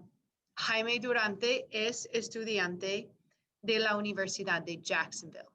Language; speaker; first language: Spanish; non-native, fluent; English